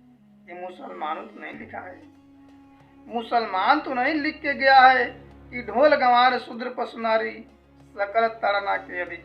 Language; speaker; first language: Hindi; native; Hindi